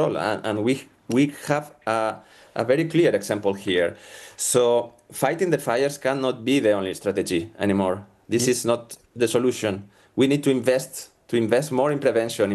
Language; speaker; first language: English; non-native, fluent; Spanish